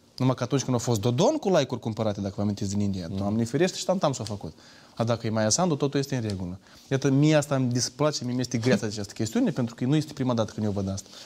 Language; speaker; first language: Romanian; native; Romanian